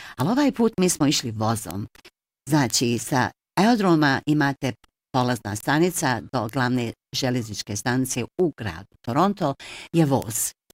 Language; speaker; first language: Bosnian; early bilingual, heritage; Bosnian